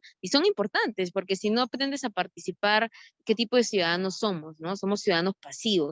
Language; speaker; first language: Spanish; native; Spanish